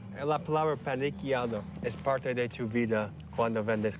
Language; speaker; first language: Spanish; non-native, learner; English